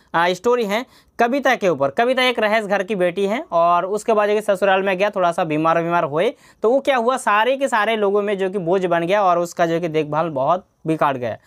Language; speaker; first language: Hindi; non-native, local second language; Bangla